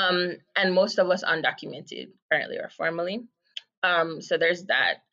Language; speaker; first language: English; native; English